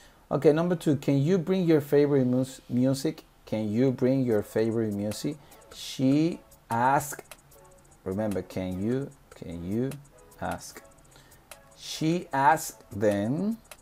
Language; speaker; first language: English; non-native, fluent; Spanish